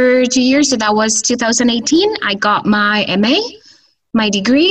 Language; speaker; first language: English; non-native, fluent; Spanish